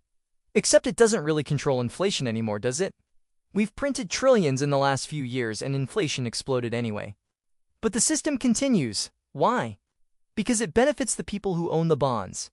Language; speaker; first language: English; native; English